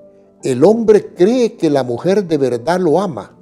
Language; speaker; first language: Spanish; native; Spanish